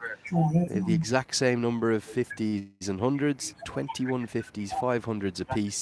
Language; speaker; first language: English; native; English